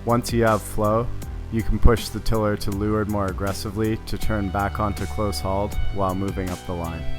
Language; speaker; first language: English; native; English